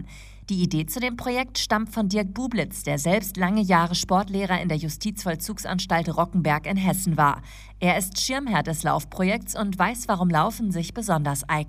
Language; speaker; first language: German; native; German